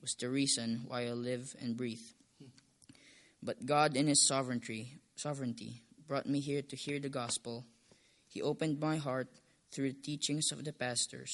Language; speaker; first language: English; non-native, local second language; Filipino